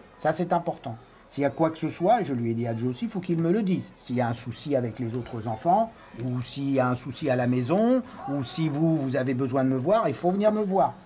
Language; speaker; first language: French; native; French